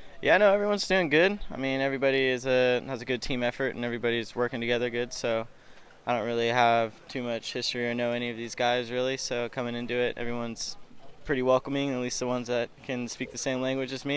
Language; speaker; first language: English; native; English